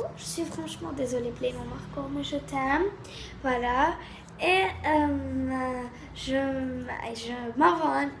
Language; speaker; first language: French; native; French